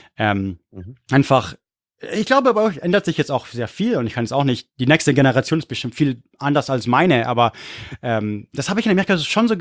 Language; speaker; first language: German; non-native, fluent; English